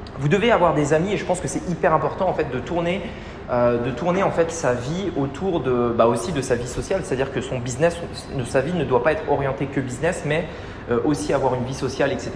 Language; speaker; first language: French; native; French